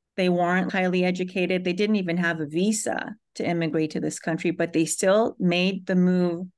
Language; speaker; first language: English; early bilingual, other home language; Hebrew